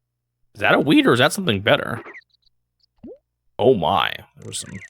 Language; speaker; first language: English; native; English